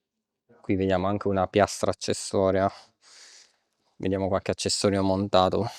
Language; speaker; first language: Italian; native; Italian